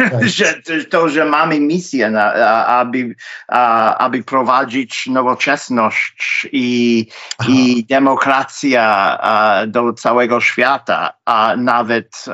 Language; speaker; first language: Polish; non-native, fluent; English